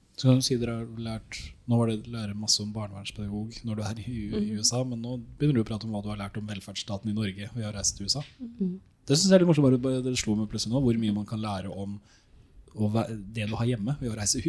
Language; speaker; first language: Norwegian; native; Norwegian